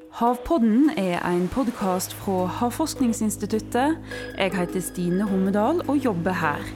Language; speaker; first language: Norwegian; native; Norwegian